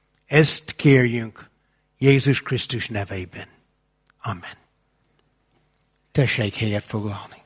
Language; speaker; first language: Hungarian; non-native, fluent; English